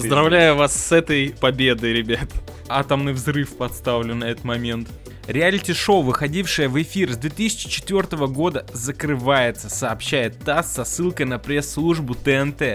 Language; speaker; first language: Russian; native; Russian